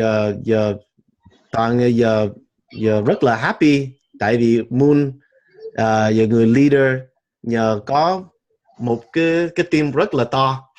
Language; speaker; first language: Vietnamese; non-native, learner; English